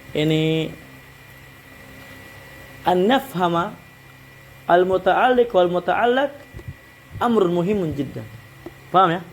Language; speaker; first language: Arabic; non-native, fluent; Indonesian